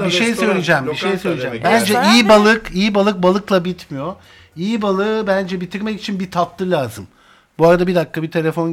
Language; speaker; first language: Turkish; native; Turkish